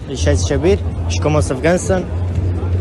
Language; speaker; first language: German; non-native, learner; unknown